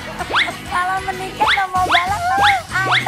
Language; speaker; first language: Indonesian; native; Indonesian